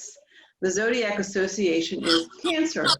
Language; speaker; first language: English; native; English